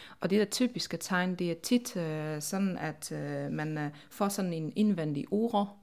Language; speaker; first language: Danish; non-native, fluent; Polish